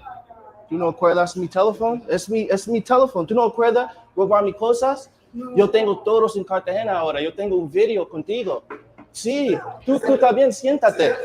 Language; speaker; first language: Spanish; non-native, learner; English